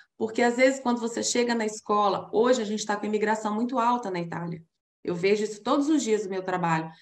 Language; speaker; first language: Portuguese; native; Portuguese